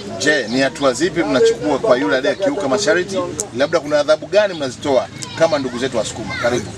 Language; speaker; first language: Swahili; native; Swahili